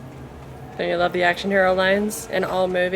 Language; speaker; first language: English; native; English